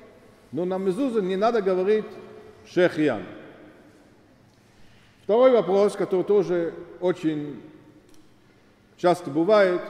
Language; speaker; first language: Russian; non-native, fluent; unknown